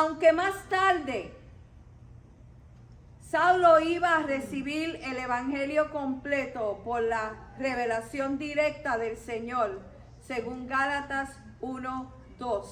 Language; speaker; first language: Spanish; native; Spanish